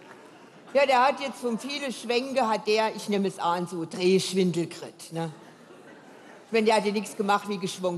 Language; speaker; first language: German; native; German